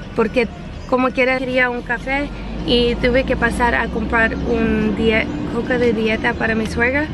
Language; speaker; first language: Spanish; early bilingual, other home language; English